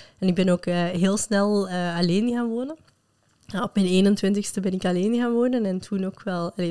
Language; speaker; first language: Dutch; non-native, local second language; French